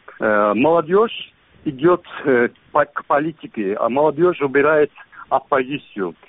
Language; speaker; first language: Russian; non-native, local second language; Azerbaijani